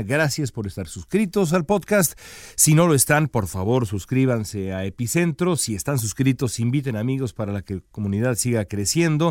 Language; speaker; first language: Spanish; native; Spanish